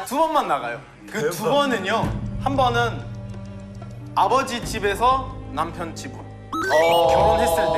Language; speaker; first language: Korean; non-native, fluent; Arabic